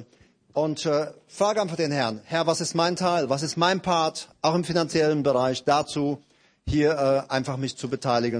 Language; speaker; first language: German; native; German